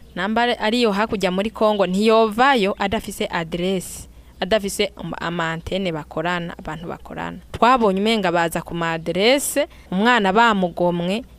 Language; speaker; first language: Kinyarwanda; native; Kinyarwanda